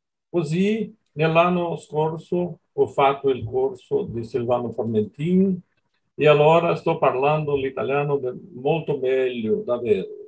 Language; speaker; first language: Italian; non-native, learner; Portuguese